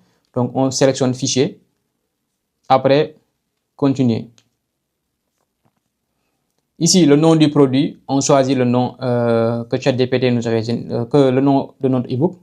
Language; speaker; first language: French; non-native, local second language; Wolof